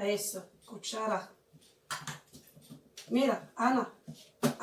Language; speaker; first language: Spanish; non-native, learner; Arabic